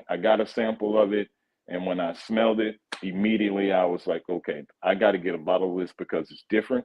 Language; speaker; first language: English; native; English